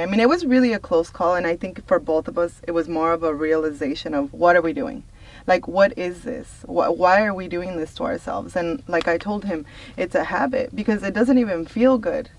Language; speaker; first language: English; early bilingual, other home language; Spanish